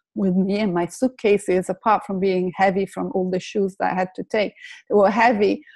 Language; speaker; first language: English; non-native, fluent; Italian